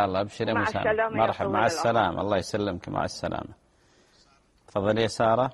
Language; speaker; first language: Arabic; native; Arabic